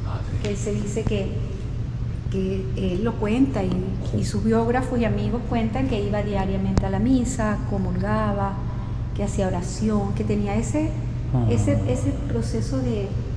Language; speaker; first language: Spanish; native; Spanish